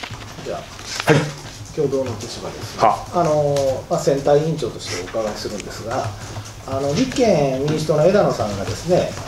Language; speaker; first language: Japanese; native; Japanese